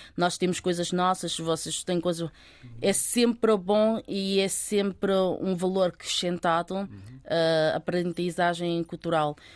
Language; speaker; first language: Portuguese; early bilingual, other home language; Chinese